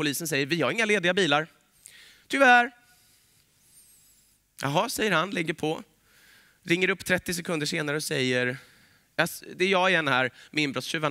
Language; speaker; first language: Swedish; native; Swedish